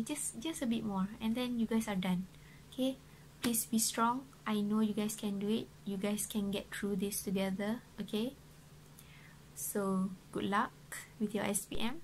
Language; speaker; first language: English; non-native, local second language; Malay